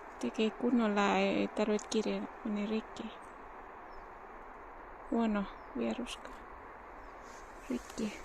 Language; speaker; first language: Finnish; non-native, learner; Thai